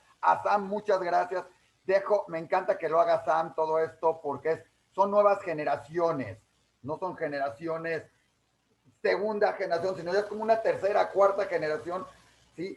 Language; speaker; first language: Spanish; native; Spanish